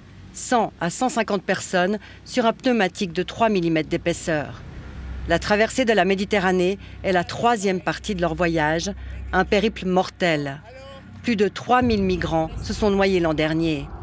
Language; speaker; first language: French; native; French